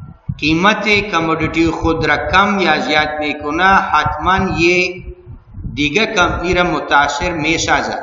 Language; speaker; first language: Persian; non-native, local second language; Pashto